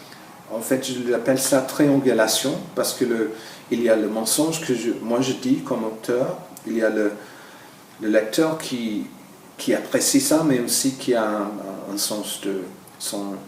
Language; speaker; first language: French; non-native, fluent; English